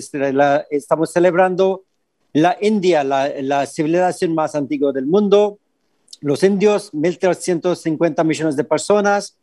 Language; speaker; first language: Spanish; non-native, fluent; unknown